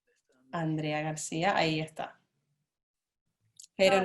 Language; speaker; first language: Spanish; native; Spanish